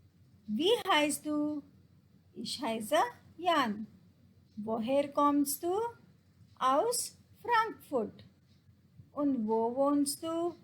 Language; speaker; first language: German; non-native, fluent; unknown